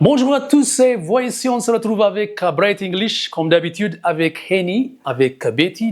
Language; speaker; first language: French; non-native, fluent; Amharic